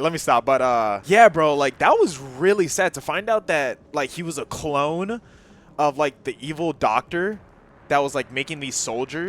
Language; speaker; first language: English; native; English